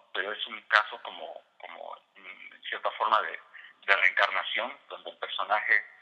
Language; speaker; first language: Spanish; native; Spanish